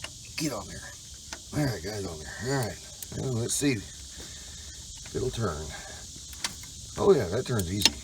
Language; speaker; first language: English; native; English